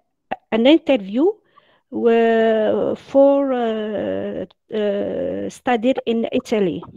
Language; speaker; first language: English; non-native, learner; Arabic